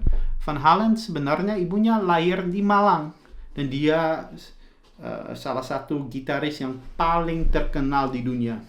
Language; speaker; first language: Indonesian; early bilingual, heritage; Dutch